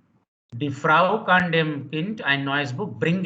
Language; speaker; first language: German; non-native, learner; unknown